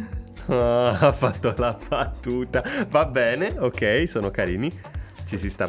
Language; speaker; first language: Italian; native; Italian